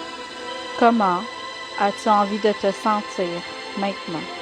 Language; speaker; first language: French; native; French